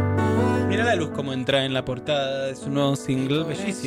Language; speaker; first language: Spanish; native; Spanish